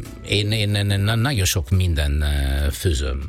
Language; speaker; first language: Hungarian; non-native, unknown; Italian